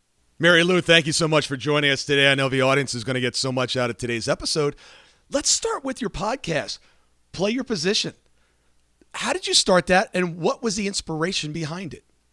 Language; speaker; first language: English; native; English